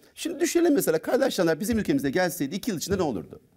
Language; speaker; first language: Turkish; native; Turkish